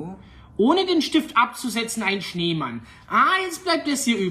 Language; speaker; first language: German; native; German